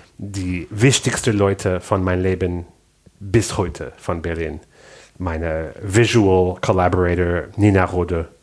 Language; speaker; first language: German; non-native, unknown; English